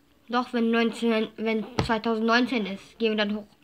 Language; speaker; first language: German; native; German